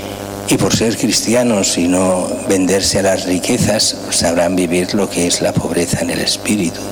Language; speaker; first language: Spanish; native; Spanish